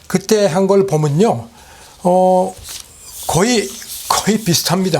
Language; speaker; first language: Korean; native; Korean